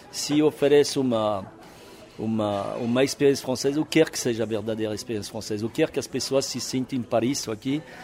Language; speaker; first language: Portuguese; non-native, fluent; French